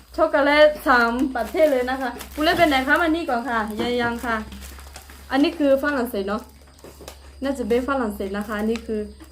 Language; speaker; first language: Thai; non-native, local second language; Akha